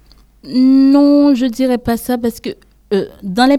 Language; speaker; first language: French; non-native, local second language; Haitian Creole